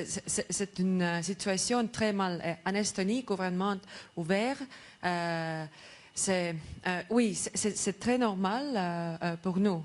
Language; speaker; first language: French; non-native, learner; Estonian